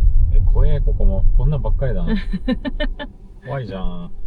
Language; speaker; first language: Japanese; native; Japanese